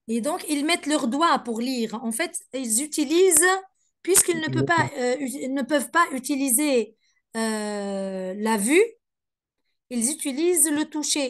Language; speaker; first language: French; non-native, fluent; Arabic